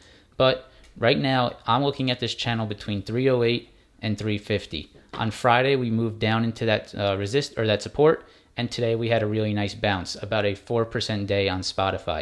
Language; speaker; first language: English; native; English